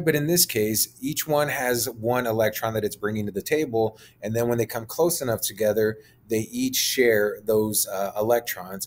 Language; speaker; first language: English; native; English